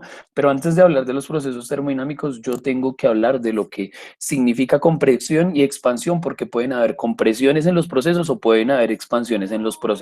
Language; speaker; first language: Spanish; native; Spanish